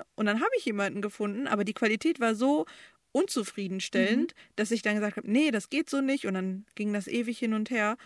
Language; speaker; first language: German; early bilingual, other home language; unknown